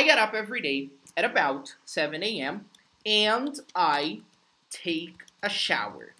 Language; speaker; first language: English; non-native, fluent; Portuguese